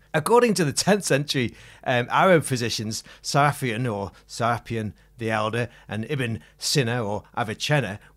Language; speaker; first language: English; native; English